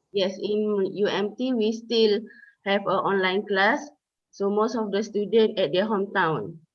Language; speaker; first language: English; non-native, local second language; Malay